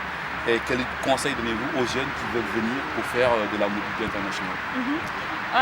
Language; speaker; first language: French; non-native, fluent; German